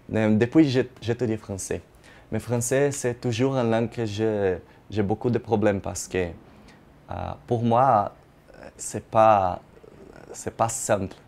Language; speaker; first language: French; non-native, fluent; Portuguese